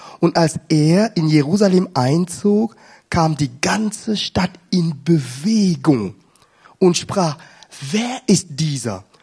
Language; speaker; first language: German; non-native, fluent; French